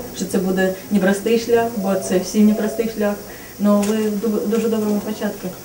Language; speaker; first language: Ukrainian; non-native, fluent; Estonian